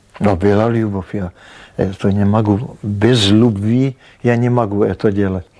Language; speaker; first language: Russian; non-native, learner; Czech